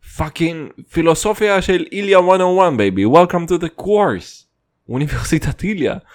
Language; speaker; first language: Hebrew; non-native, fluent; Russian